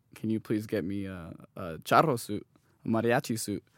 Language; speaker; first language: English; native; English